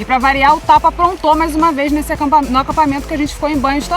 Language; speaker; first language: Portuguese; native; Portuguese